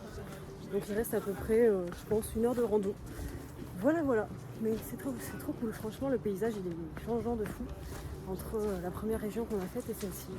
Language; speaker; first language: French; native; French